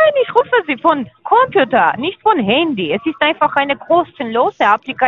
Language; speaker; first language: German; non-native, learner; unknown